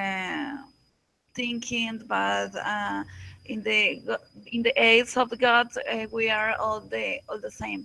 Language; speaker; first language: English; non-native, learner; Spanish